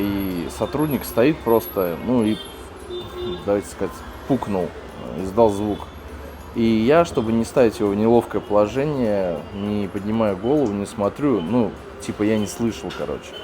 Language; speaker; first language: Russian; native; Russian